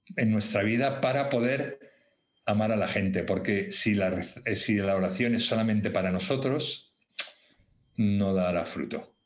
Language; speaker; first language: Spanish; native; Spanish